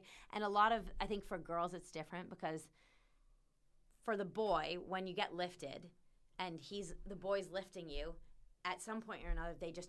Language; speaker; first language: English; native; English